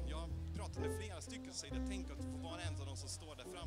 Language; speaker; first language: Swedish; native; Swedish